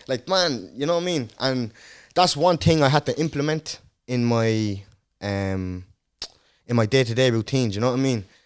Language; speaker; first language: English; early bilingual, other home language; Dutch